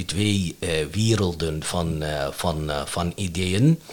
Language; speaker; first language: Dutch; non-native, fluent; Arabic